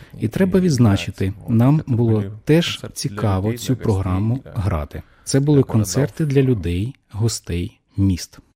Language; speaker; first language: Ukrainian; non-native, fluent; Lithuanian